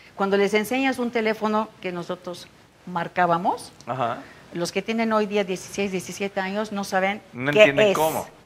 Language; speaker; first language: Spanish; non-native, fluent; Turkish